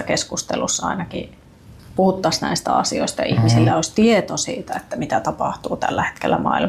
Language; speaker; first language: Finnish; native; Finnish